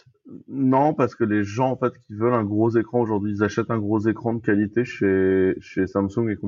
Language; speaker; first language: French; native; French